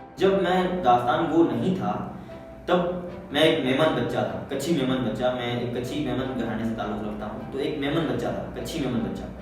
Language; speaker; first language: Urdu; non-native, local second language; Kachhi